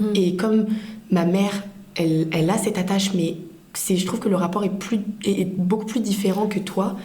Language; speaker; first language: French; early bilingual, other home language; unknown